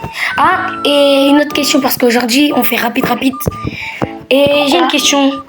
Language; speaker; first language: French; native; French